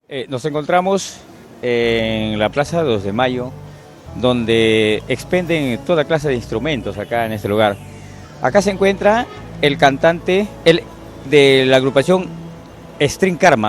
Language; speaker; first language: Spanish; native; Spanish